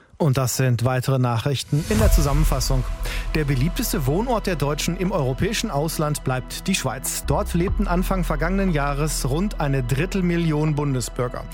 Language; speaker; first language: German; native; German